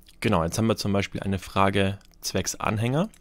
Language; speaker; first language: German; native; German